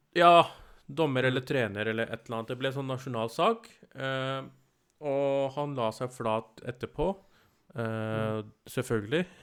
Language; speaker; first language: Norwegian; early bilingual, other home language; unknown